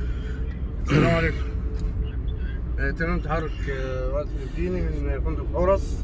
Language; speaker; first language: Arabic; native; Arabic